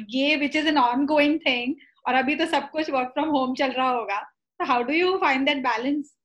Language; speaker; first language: Hindi; non-native, local second language; Marathi